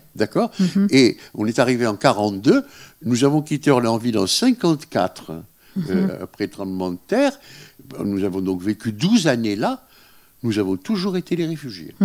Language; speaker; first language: French; non-native, local second language; Arabic